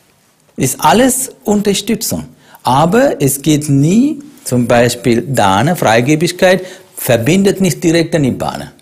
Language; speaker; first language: German; non-native, fluent; Sinhala